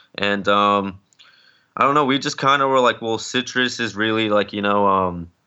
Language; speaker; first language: English; early bilingual, other home language; Spanish